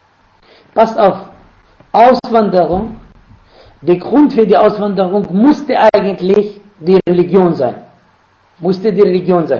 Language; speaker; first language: German; non-native, fluent; Arabic